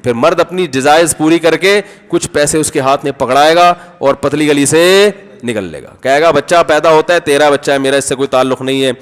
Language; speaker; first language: Urdu; native; Urdu